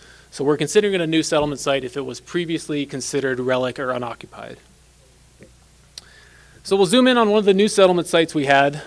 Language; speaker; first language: English; native; English